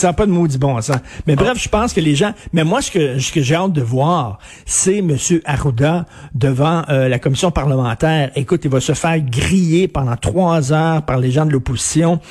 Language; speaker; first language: French; native; French